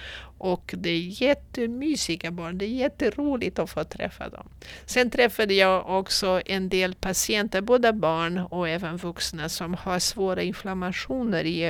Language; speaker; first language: Swedish; non-native, fluent; Portuguese